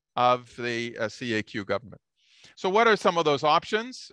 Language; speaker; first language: English; native; English